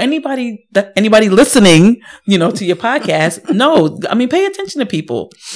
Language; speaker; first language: English; native; English